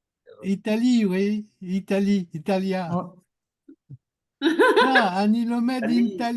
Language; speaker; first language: Hebrew; non-native, learner; French